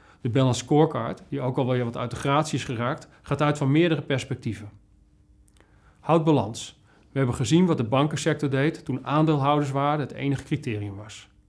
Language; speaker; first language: Dutch; native; Dutch